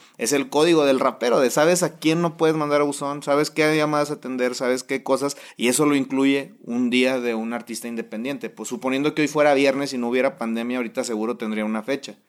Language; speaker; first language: Spanish; native; Spanish